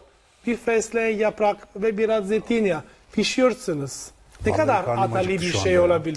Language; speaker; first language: Turkish; non-native, learner; Italian